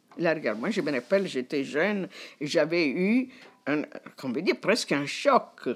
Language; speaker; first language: French; non-native, fluent; Italian